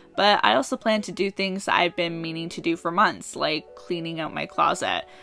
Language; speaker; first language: English; native; English